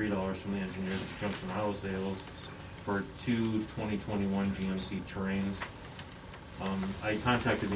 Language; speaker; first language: English; native; English